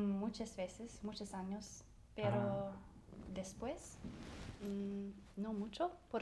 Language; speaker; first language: Spanish; non-native, learner; English